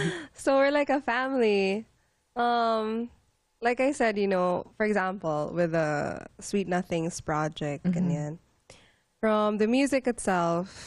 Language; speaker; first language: English; non-native, local second language; Filipino